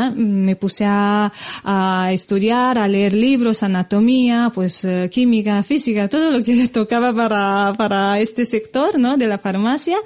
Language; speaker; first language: Spanish; non-native, fluent; Romanian